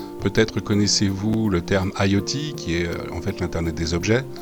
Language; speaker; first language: French; native; French